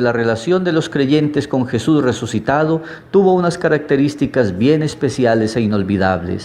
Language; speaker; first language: Spanish; native; Spanish